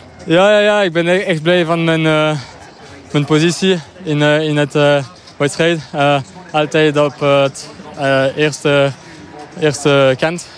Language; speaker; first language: Dutch; non-native, local second language; French